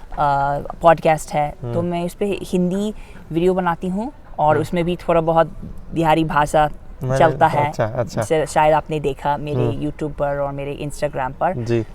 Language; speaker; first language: Hindi; non-native, fluent; English